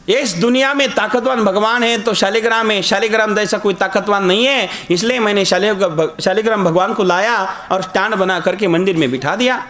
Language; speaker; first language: Hindi; non-native, local second language; Marathi